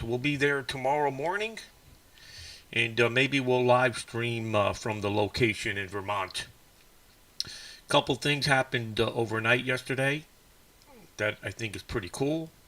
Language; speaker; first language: English; native; English